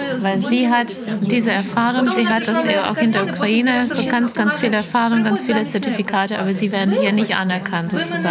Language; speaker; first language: German; non-native, fluent; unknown